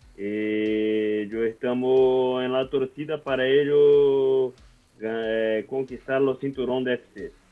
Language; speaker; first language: Spanish; non-native, learner; Portuguese